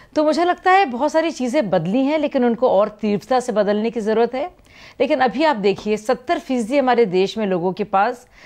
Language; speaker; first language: Hindi; native; Hindi